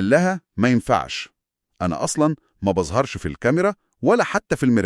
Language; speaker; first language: Arabic; native; Arabic